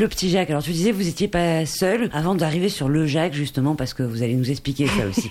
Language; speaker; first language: French; native; French